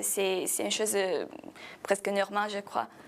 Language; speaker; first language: French; non-native, fluent; Italian